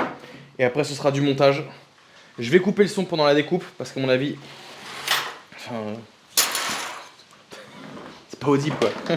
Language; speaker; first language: French; native; French